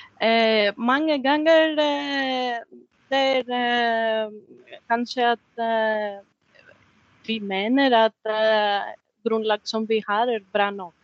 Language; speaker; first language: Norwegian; non-native, fluent; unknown